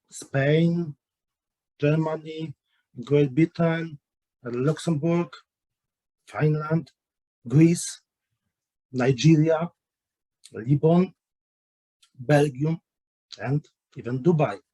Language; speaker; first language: English; non-native, learner; Polish